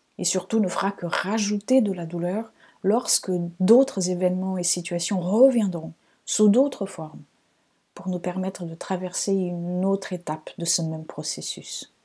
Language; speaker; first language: French; non-native, fluent; Portuguese